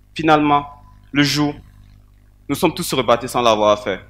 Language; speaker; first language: French; non-native, local second language; Mossi